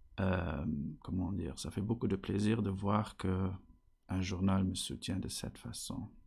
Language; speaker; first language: French; non-native, fluent; Luxembourgish